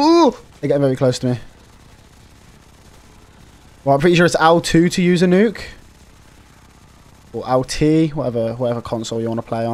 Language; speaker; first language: English; native; English